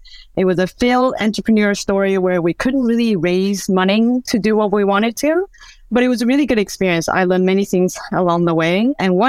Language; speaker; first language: English; non-native, fluent; Chinese